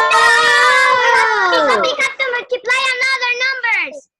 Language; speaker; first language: English; non-native, learner; Spanish